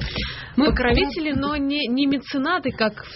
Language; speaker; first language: Russian; native; Russian